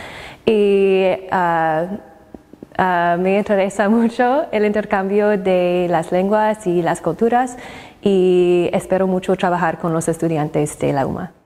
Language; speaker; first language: Spanish; non-native, fluent; English